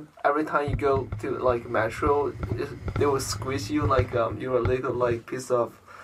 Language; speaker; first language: English; non-native, learner; Chinese